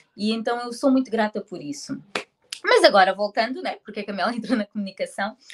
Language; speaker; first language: Portuguese; native; Portuguese